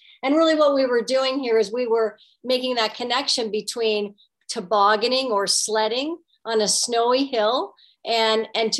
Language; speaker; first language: English; native; English